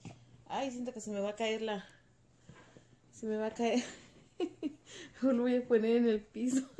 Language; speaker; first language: Spanish; native; Spanish